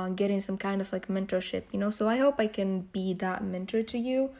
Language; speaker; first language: English; non-native, fluent; Arabic